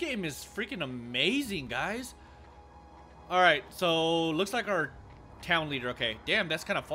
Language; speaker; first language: English; native; English